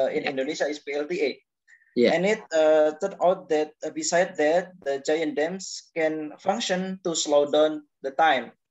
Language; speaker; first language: English; non-native, learner; Indonesian